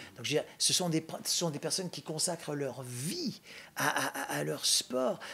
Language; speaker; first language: French; native; French